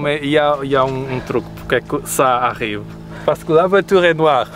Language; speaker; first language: French; non-native, learner; Portuguese